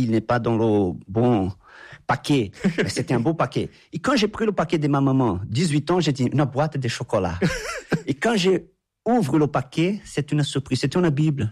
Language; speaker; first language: French; non-native, fluent; Portuguese